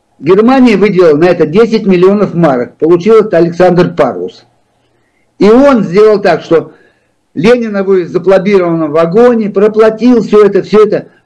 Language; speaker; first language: Russian; native; Russian